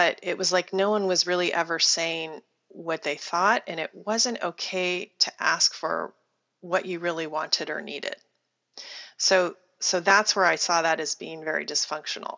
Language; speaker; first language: English; native; English